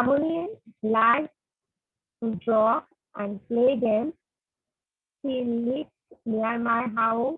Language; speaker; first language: English; non-native, learner; Bangla